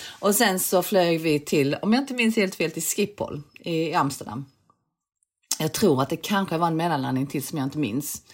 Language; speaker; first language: Swedish; early bilingual, other home language; Korean